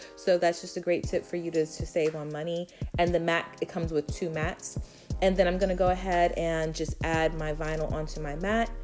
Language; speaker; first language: English; native; English